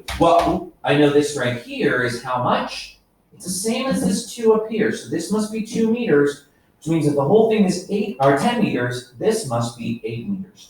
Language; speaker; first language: English; native; English